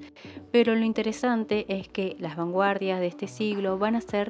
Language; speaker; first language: Spanish; native; Spanish